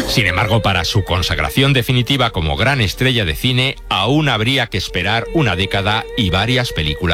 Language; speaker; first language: Spanish; native; Spanish